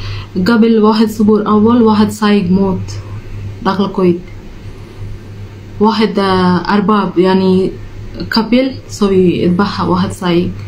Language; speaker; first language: Arabic; non-native, learner; Telugu